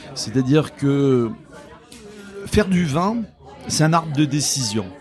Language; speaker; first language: French; native; French